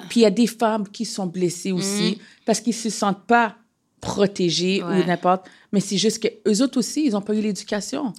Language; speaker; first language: French; native; French